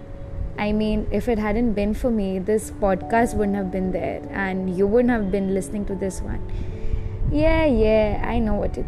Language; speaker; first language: English; non-native, local second language; Hindi